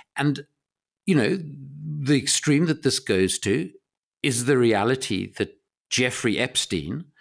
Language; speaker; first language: English; native; English